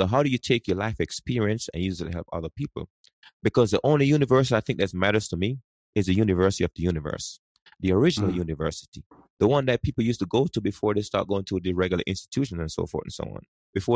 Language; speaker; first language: English; non-native, local second language; Jamaican Creole English